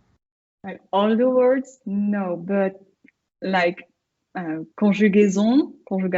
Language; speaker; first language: English; non-native, fluent; French